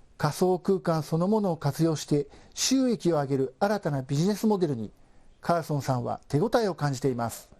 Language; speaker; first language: Japanese; native; Japanese